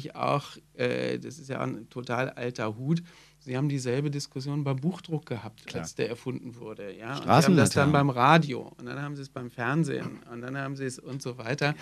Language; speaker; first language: German; native; German